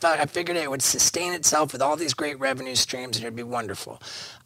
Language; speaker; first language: English; native; English